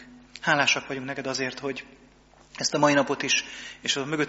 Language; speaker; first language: Hungarian; native; Hungarian